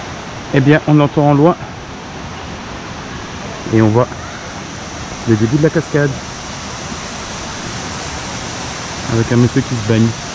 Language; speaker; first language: French; native; French